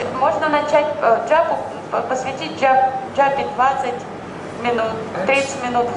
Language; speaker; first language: Russian; native; Russian